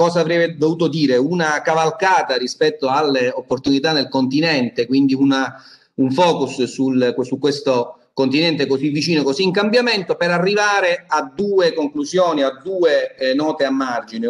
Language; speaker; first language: Italian; native; Italian